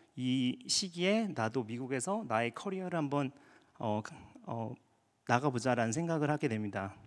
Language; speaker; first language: Korean; native; Korean